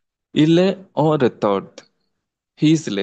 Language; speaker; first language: French; non-native, learner; Telugu